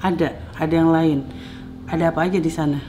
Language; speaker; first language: Indonesian; native; Indonesian